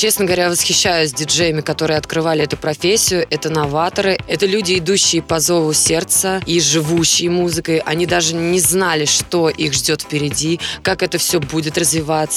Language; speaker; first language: Russian; native; Russian